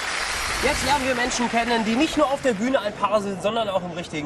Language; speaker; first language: German; native; German